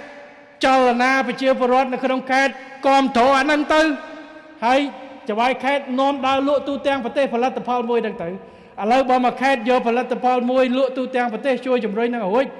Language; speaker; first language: Khmer; native; Khmer